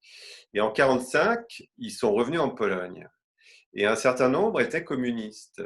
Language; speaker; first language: French; native; French